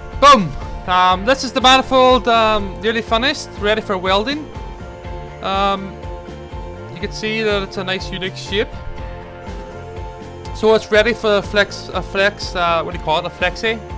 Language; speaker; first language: English; native; English